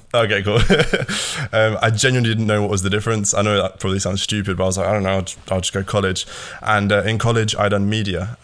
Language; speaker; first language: English; early bilingual, other home language; Latvian